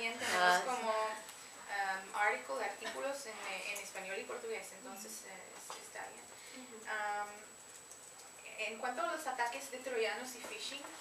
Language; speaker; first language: Spanish; non-native, fluent; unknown